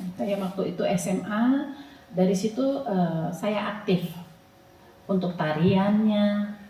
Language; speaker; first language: Indonesian; native; Indonesian